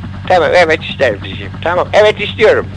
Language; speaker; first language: Turkish; native; Turkish